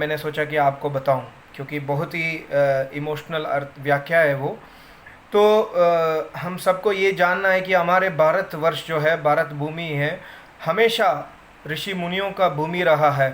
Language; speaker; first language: Hindi; non-native, local second language; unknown